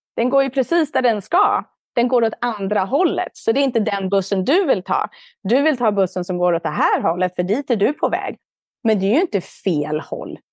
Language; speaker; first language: Swedish; native; Swedish